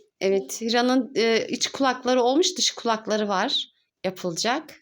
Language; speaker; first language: Turkish; native; Turkish